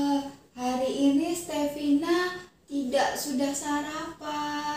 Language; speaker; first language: Indonesian; non-native, learner; Japanese